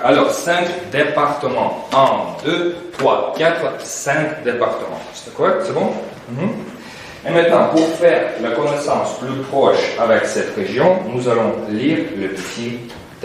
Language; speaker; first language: French; non-native, fluent; Russian